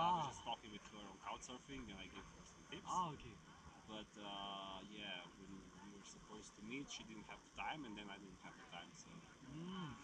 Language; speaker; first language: English; non-native, fluent; Slovenian